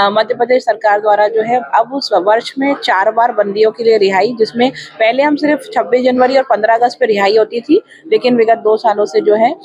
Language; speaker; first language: Hindi; native; Hindi